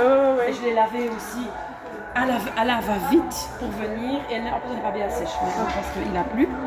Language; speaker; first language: French; native; French